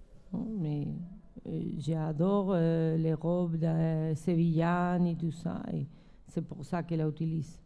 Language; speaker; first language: French; non-native, learner; Spanish